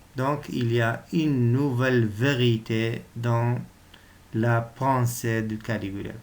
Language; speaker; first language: French; non-native, local second language; Arabic